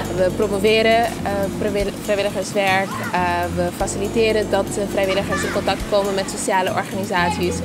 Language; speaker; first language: Dutch; early bilingual, other home language; Papiamento